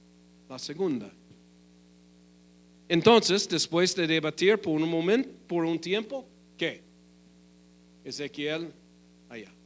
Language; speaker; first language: Spanish; non-native, fluent; English